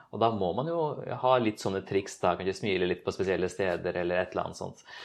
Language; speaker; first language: Norwegian; early bilingual, other home language; Urdu